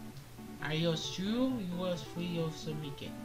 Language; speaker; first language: English; non-native, learner; French